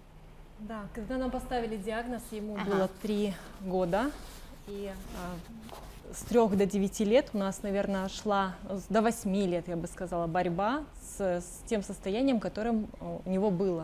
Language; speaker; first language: Russian; native; Russian